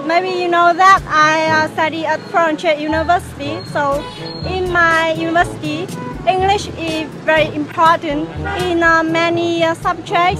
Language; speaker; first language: English; non-native, learner; Vietnamese